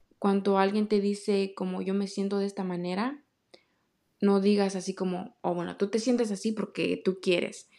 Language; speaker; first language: Spanish; native; Spanish